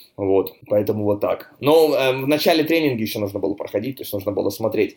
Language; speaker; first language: Russian; native; Russian